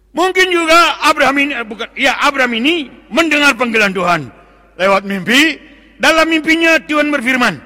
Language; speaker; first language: Indonesian; non-native, local second language; Batak Toba